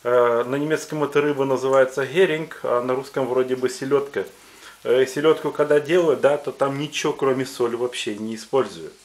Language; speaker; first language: Russian; native; Russian